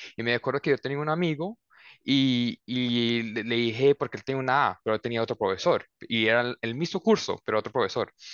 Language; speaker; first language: Spanish; early bilingual, heritage; Spanish